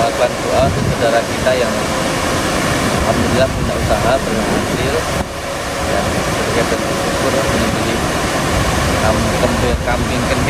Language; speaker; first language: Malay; non-native, local second language; Javanese